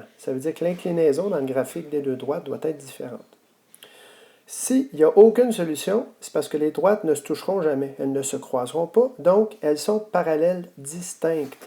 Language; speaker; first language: French; native; French